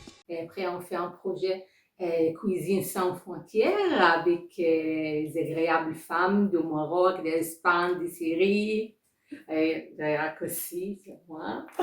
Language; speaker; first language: French; non-native, learner; Arabic